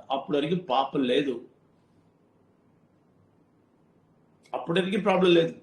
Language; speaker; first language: Telugu; non-native, learner; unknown